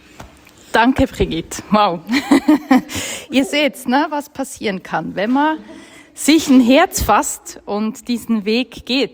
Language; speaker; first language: German; native; German